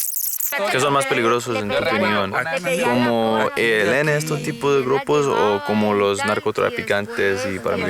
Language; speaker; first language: Spanish; non-native, learner; Danish